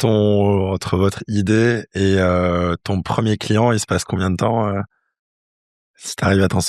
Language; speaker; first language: French; native; French